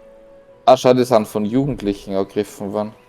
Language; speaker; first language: German; native; German